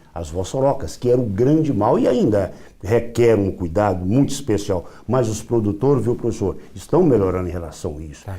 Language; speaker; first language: Portuguese; native; Portuguese